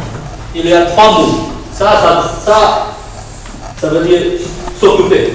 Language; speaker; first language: French; non-native, fluent; Chinese